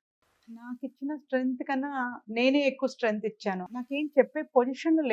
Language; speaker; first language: Telugu; native; Telugu